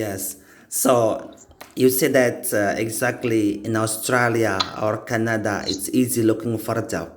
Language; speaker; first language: English; non-native, learner; Indonesian